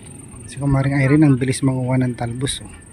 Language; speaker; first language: Filipino; native; Filipino